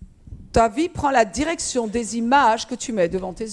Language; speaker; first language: French; native; French